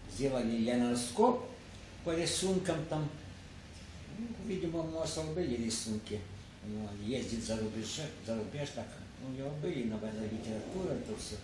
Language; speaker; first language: Russian; non-native, local second language; Ukrainian